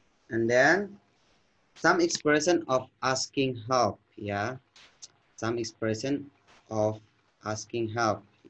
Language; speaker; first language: English; non-native, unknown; Indonesian